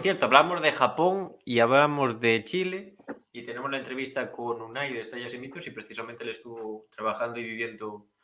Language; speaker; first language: Spanish; native; Spanish